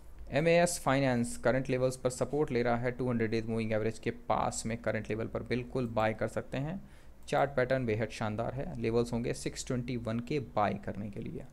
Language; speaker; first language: Hindi; native; Hindi